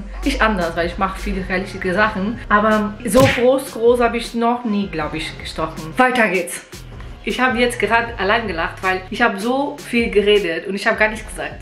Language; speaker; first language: German; non-native, fluent; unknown